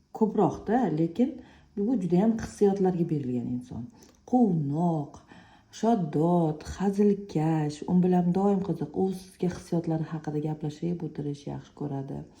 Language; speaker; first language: Uzbek; non-native, fluent; Russian